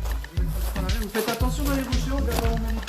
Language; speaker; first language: French; native; French